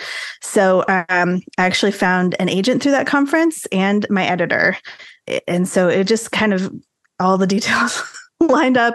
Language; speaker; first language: English; native; English